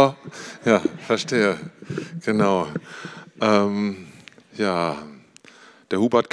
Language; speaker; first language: German; native; German